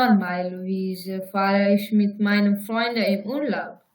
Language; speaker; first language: German; non-native, learner; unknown